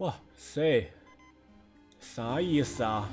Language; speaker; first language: Chinese; native; Chinese